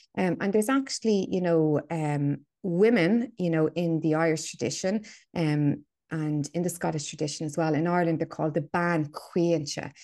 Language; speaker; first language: English; native; English